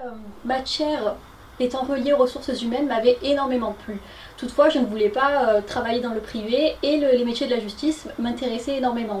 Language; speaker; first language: French; native; French